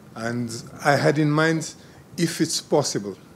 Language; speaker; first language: English; non-native, fluent; Portuguese